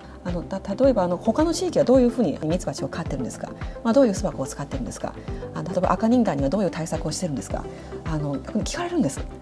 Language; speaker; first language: Japanese; non-native, fluent; Chinese